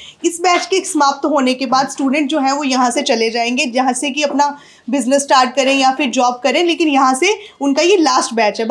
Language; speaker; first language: Hindi; native; Hindi